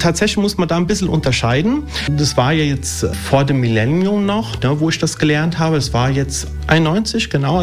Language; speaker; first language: German; early bilingual, other home language; Italian